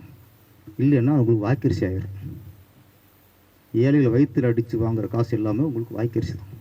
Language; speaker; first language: Tamil; native; Tamil